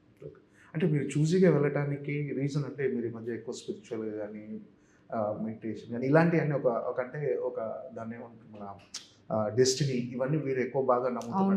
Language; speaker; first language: Telugu; native; Telugu